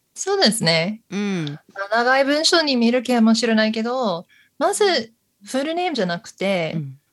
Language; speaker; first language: Japanese; non-native, fluent; English